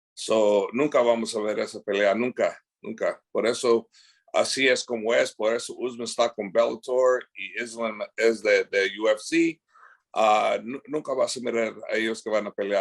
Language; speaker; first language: Spanish; early bilingual, heritage; English